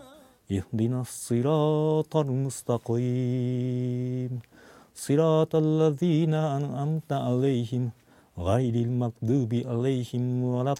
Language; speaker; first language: Arabic; non-native, fluent; Japanese